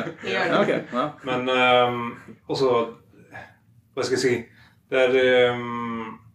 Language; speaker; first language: Norwegian; non-native, fluent; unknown